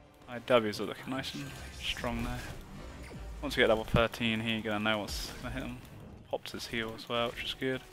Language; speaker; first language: English; native; English